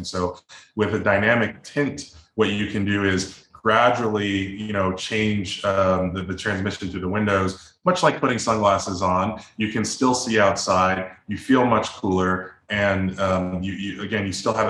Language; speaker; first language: English; native; English